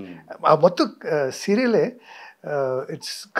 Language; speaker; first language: Telugu; non-native, fluent; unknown